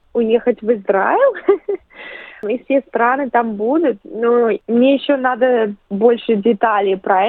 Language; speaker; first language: Russian; early bilingual, other home language; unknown